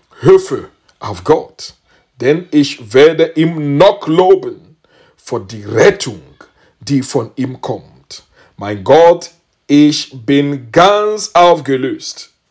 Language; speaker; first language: German; non-native, learner; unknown